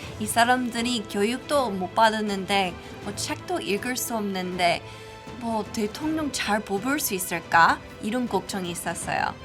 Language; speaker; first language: Korean; non-native, fluent; English